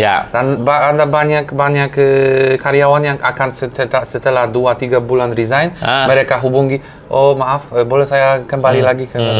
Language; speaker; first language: Indonesian; non-native, fluent; Polish